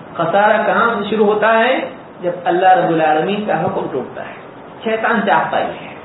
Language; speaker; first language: Urdu; native; Urdu